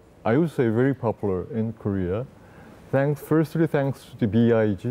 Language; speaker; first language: English; non-native, fluent; Korean